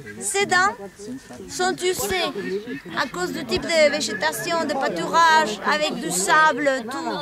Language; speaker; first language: French; non-native, fluent; Spanish